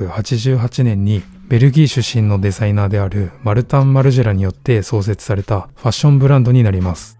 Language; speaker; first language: Japanese; native; Japanese